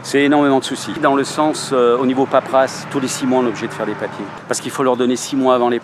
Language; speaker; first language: French; native; French